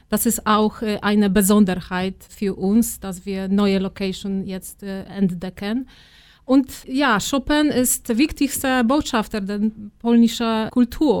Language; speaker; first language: German; non-native, fluent; Polish